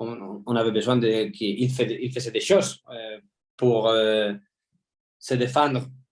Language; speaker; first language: French; non-native, fluent; Spanish